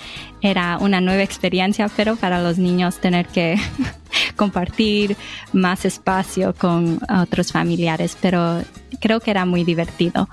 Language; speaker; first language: Spanish; early bilingual, heritage; English